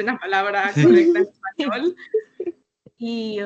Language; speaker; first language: Spanish; early bilingual, heritage; Spanish